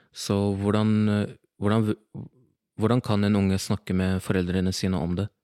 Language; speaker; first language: Norwegian; early bilingual, other home language; Arabic